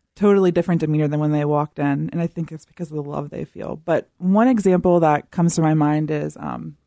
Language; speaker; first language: English; native; English